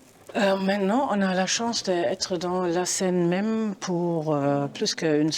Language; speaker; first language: French; non-native, fluent; German